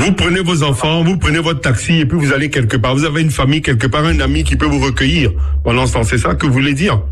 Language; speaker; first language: French; non-native, local second language; Akan